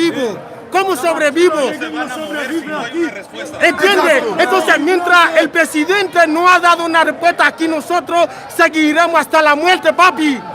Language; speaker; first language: Spanish; non-native, learner; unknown